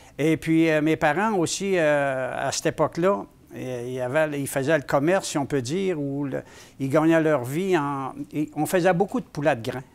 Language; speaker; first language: French; native; French